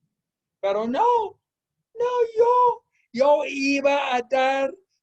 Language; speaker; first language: Spanish; non-native, fluent; English